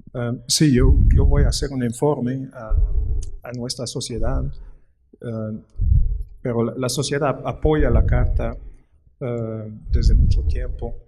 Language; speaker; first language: Spanish; non-native, fluent; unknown